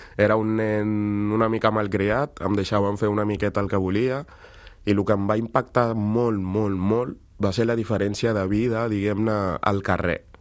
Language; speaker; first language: Catalan; early bilingual, other home language; Wolof